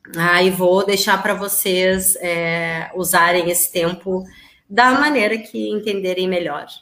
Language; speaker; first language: Portuguese; native; Portuguese